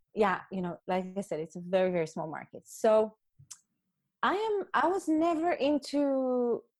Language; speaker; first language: English; non-native, fluent; Hebrew